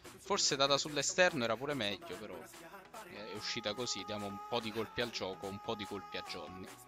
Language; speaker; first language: Italian; native; Italian